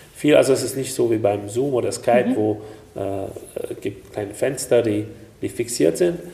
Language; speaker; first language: German; non-native, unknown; Hungarian